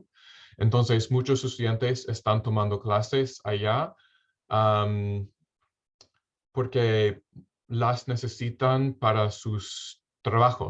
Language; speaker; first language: Spanish; non-native, fluent; English